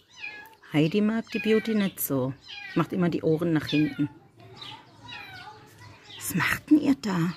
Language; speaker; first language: German; native; German